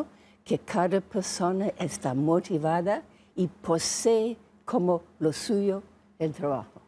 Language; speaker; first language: Spanish; non-native, fluent; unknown